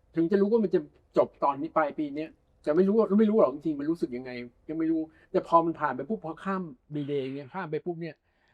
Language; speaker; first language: Thai; native; Thai